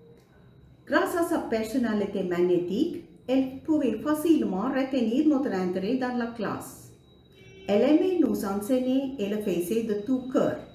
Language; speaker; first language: French; non-native, fluent; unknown